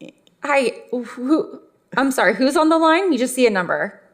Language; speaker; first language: English; native; English